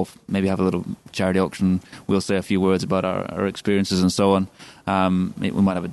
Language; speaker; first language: English; native; English